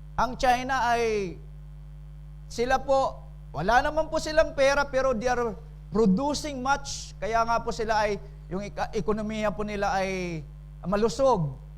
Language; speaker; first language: Filipino; non-native, local second language; Cebuano